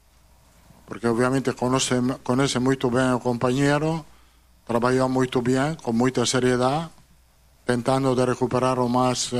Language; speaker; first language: Portuguese; non-native, fluent; Italian